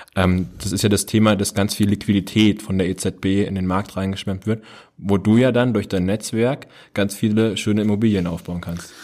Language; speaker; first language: German; native; German